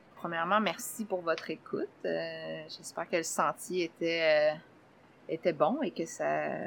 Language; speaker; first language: French; native; French